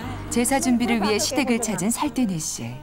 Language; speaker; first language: Korean; native; Korean